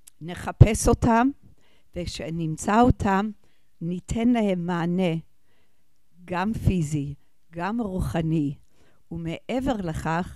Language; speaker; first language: Hebrew; non-native, fluent; English